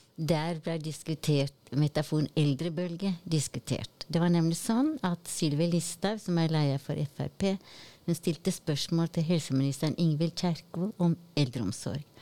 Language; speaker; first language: Norwegian; native; Norwegian